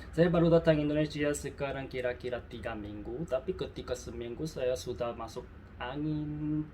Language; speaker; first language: Indonesian; non-native, learner; Korean